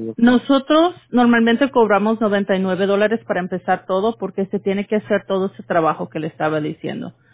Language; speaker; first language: Spanish; early bilingual, heritage; Spanish